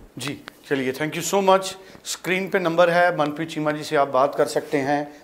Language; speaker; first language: Hindi; non-native, local second language; Punjabi